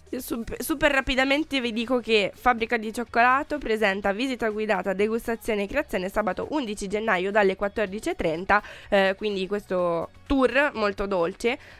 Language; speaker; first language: Italian; native; Italian